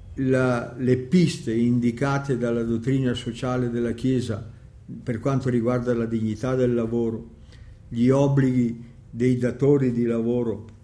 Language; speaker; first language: Italian; native; Italian